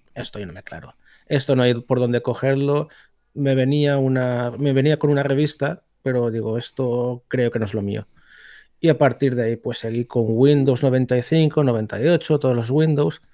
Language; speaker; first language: Spanish; native; Spanish